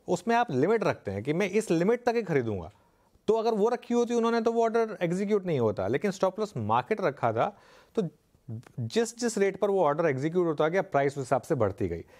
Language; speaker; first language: Hindi; native; Hindi